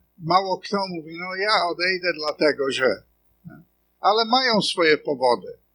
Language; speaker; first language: Polish; non-native, fluent; English